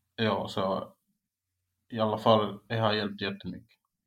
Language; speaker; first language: Swedish; non-native, fluent; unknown